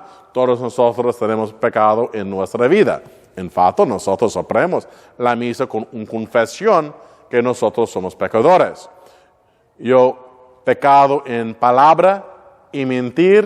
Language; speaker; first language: Spanish; non-native, learner; English